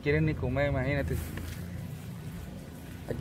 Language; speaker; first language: Spanish; native; Spanish